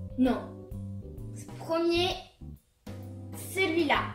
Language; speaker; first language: French; native; French